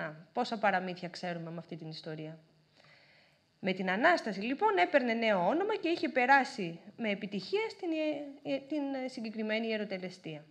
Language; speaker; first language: Greek; native; Greek